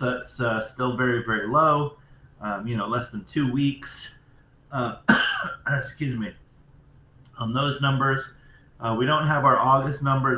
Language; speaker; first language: English; native; English